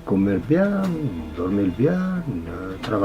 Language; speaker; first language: Spanish; non-native, learner; Arabic